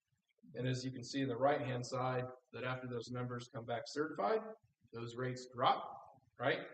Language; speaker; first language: English; native; English